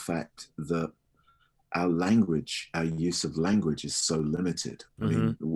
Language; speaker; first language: English; native; English